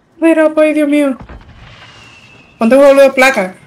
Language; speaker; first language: Spanish; early bilingual, other home language; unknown